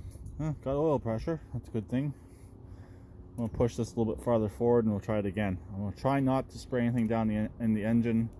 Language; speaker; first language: English; native; English